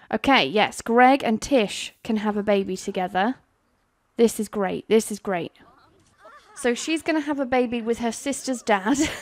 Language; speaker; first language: English; native; English